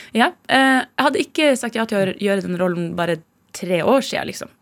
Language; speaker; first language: Norwegian; native; Norwegian